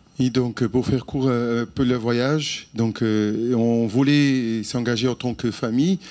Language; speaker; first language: French; non-native, fluent; Portuguese